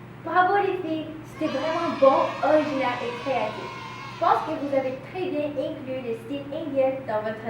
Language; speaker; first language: French; non-native, learner; English